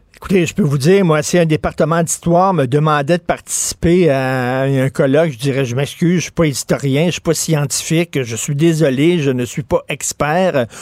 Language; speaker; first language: French; native; French